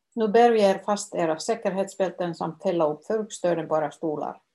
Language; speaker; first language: Swedish; non-native, local second language; Finnish